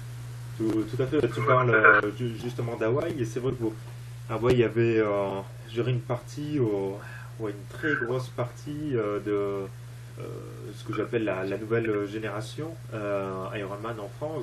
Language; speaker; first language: French; native; French